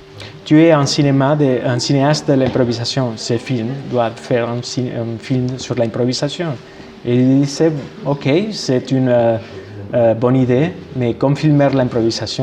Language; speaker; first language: French; non-native, fluent; Spanish